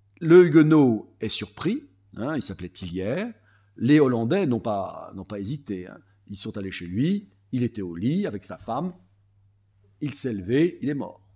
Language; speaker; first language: French; native; French